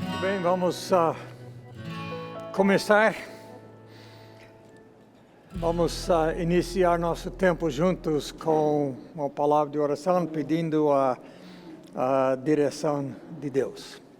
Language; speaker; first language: Portuguese; non-native, fluent; English